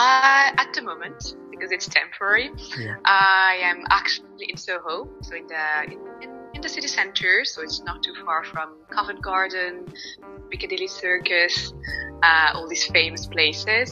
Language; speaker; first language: English; non-native, fluent; French